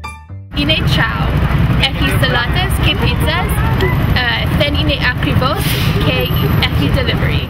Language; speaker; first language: Greek; non-native, learner; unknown